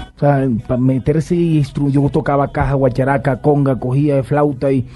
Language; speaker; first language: Spanish; native; Spanish